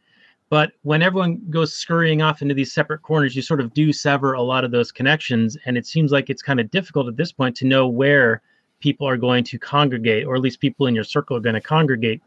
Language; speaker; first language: English; native; English